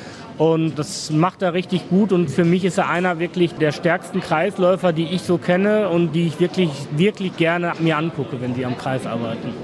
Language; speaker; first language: German; native; German